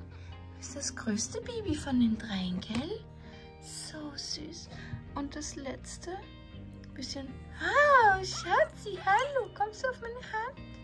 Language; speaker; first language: German; native; German